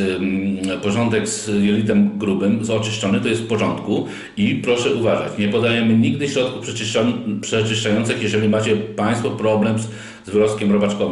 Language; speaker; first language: Polish; native; Polish